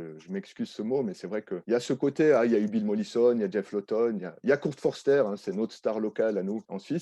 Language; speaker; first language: French; native; French